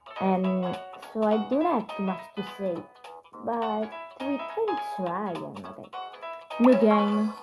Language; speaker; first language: English; non-native, learner; Italian